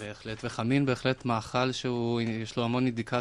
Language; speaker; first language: Hebrew; native; Hebrew